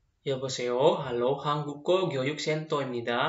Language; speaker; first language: Korean; non-native, fluent; Indonesian